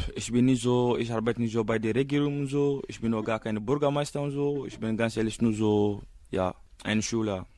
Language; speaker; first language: German; non-native, fluent; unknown